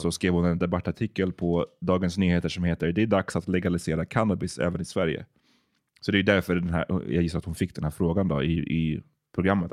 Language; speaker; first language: Swedish; native; Swedish